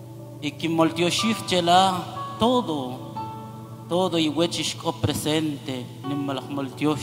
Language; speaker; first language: Spanish; non-native, local second language; Kʼicheʼ